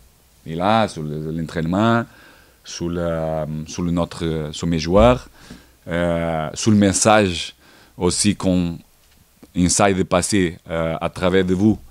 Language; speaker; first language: French; non-native, learner; Portuguese